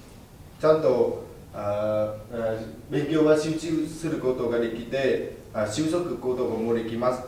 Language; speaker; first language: Japanese; non-native, fluent; Vietnamese